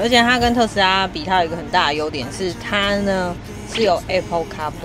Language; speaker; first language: Chinese; native; Chinese